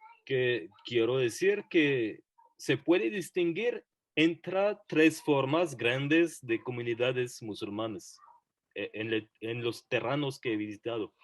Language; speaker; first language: Spanish; non-native, fluent; French